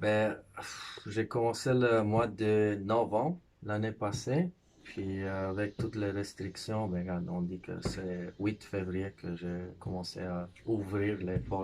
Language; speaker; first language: French; non-native, fluent; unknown